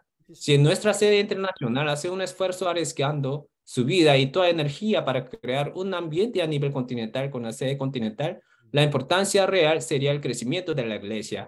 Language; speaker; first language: Spanish; non-native, fluent; Korean